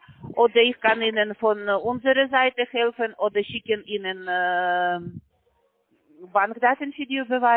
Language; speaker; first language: German; non-native, learner; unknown